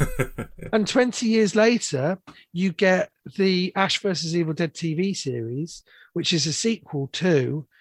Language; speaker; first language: English; native; English